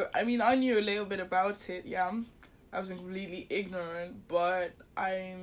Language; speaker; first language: English; non-native, local second language; Yoruba